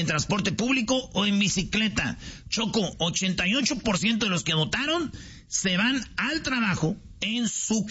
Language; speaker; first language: Spanish; native; Spanish